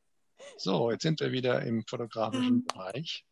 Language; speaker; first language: German; native; German